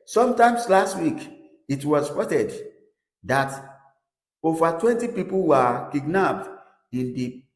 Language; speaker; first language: English; non-native, local second language; Yoruba